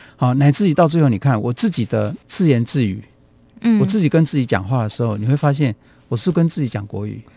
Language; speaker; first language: Chinese; non-native, local second language; Hakka Chinese